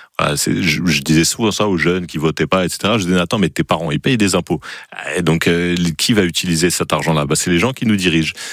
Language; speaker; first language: French; native; French